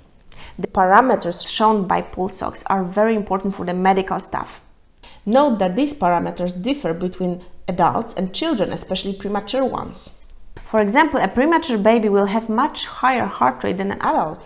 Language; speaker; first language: English; non-native, fluent; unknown